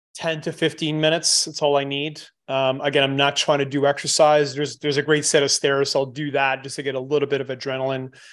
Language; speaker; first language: English; native; English